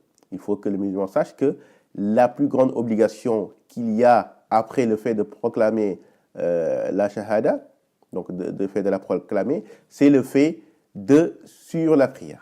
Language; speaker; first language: French; native; French